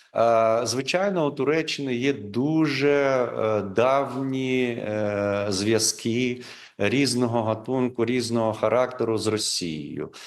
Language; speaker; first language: Ukrainian; non-native, local second language; Crimean Tatar